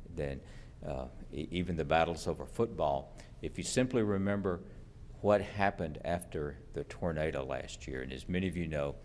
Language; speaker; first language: English; native; English